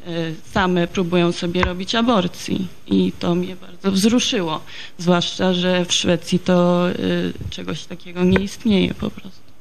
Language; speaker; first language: Polish; early bilingual, heritage; Polish